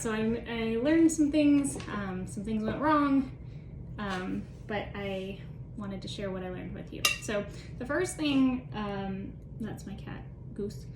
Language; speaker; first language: English; native; English